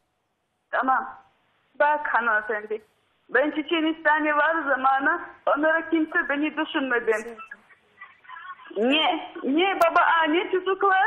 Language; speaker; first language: Turkish; non-native, learner; Russian